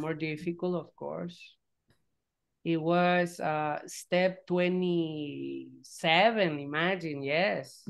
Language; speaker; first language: English; non-native, fluent; Spanish